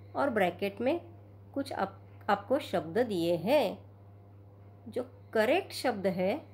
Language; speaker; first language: Hindi; non-native, local second language; Marathi